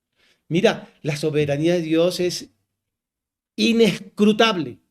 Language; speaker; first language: Spanish; native; Spanish